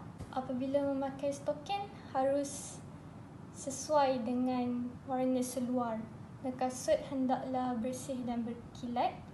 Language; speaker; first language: Malay; native; Malay